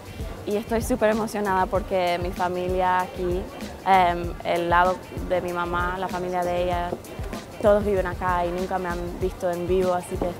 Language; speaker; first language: Spanish; early bilingual, heritage; English